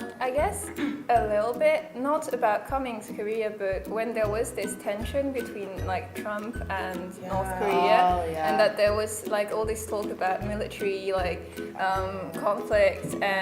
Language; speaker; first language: English; non-native, fluent; French